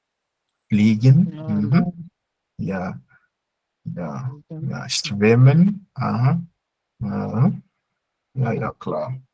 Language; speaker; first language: German; non-native, fluent; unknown